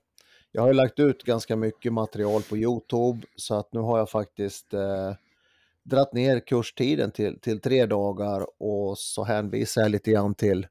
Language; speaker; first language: Swedish; native; Swedish